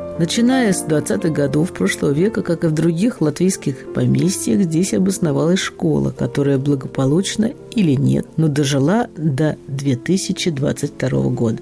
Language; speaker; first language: Russian; native; Russian